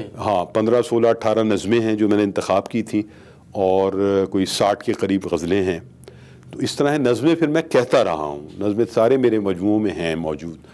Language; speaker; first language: Urdu; native; Urdu